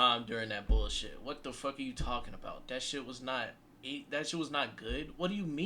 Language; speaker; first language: English; native; English